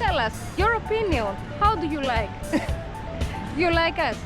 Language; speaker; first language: English; non-native, learner; Greek